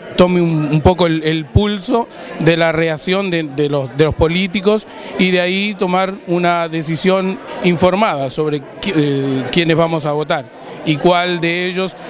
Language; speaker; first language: Spanish; native; Spanish